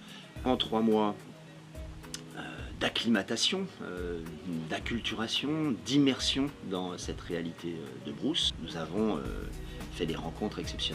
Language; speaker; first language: French; native; French